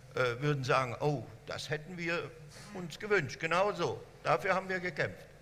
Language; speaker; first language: German; non-native, fluent; French